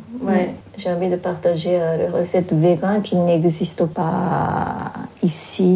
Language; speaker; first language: French; non-native, fluent; Japanese